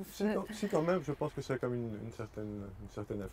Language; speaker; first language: French; native; French